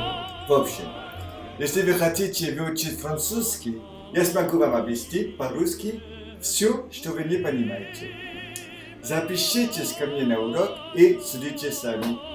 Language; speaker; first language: Russian; non-native, fluent; French